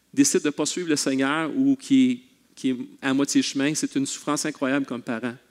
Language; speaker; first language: French; native; French